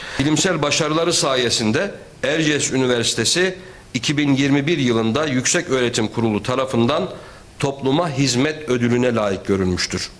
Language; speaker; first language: Turkish; native; Turkish